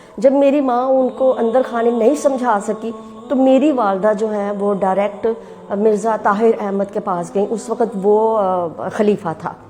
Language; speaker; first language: Urdu; native; Urdu